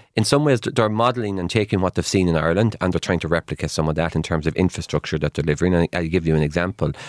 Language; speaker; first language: English; native; English